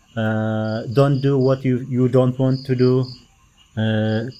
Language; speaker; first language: English; non-native, fluent; Kazakh